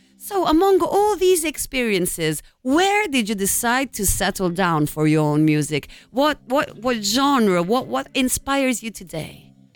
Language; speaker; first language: English; non-native, fluent; Italian